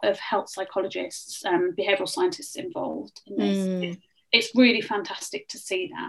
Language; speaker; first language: English; native; English